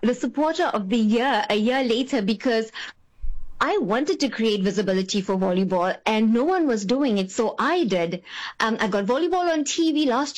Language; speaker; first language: English; native; English